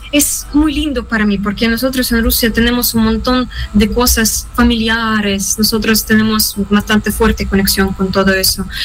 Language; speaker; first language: Spanish; non-native, fluent; Russian